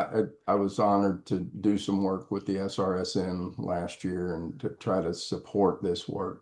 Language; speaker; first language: English; native; English